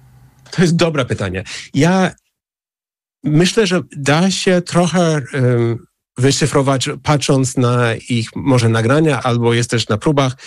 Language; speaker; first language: Polish; non-native, fluent; English